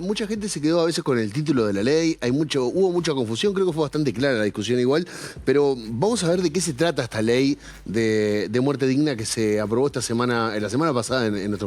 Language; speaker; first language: Spanish; native; Spanish